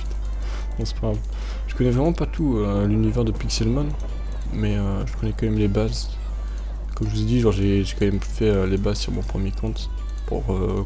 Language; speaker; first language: French; native; French